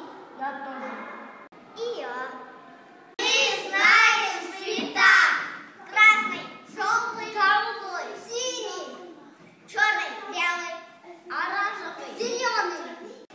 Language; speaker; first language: Russian; non-native, learner; Armenian